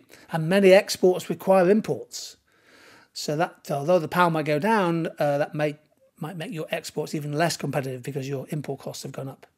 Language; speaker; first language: English; native; English